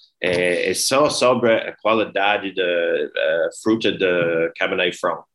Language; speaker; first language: Portuguese; non-native, learner; English